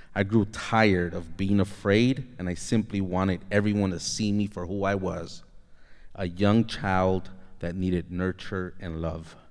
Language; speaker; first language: English; native; English